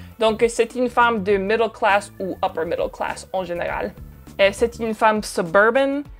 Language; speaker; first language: French; non-native, fluent; English